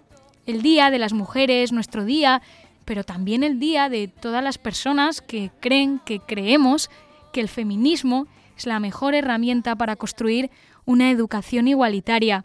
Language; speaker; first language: Spanish; native; Spanish